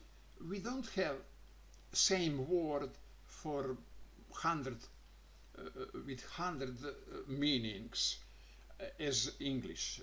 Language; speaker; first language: English; non-native, learner; Croatian